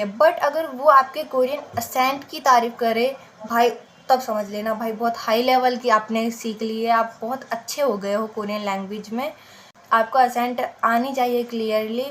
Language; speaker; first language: Hindi; native; Hindi